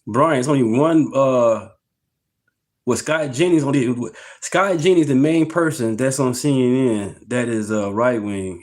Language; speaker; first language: English; native; English